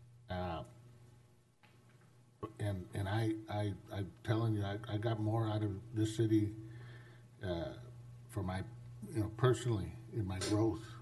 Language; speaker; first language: English; early bilingual, other home language; Spanish